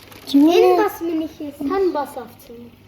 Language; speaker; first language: Mongolian; early bilingual, heritage; Mongolian